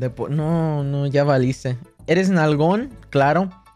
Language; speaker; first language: Spanish; early bilingual, heritage; Spanish